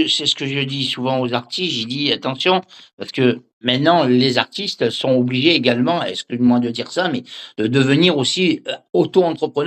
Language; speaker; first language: French; native; French